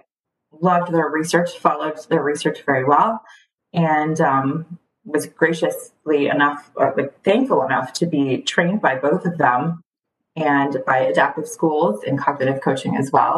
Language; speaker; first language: English; early bilingual, other home language; Spanish